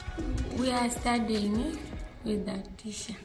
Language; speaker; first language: English; non-native, learner; Nyanja